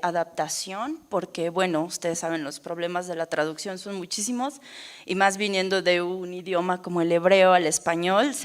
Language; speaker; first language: Spanish; native; Spanish